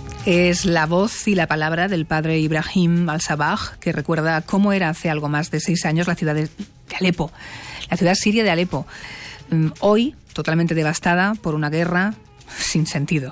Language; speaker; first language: Spanish; native; Spanish